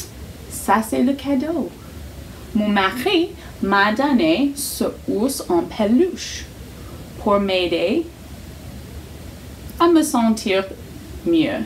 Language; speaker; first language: French; non-native, fluent; English